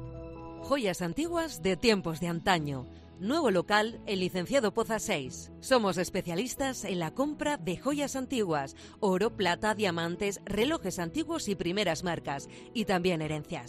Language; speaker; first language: Spanish; native; Spanish